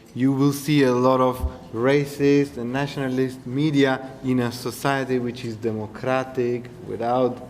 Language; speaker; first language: English; non-native, fluent; Macedonian